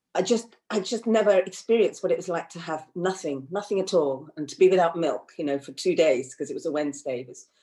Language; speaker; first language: English; early bilingual, other home language; Hindi